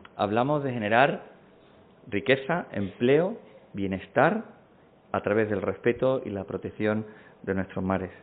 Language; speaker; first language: Spanish; native; Spanish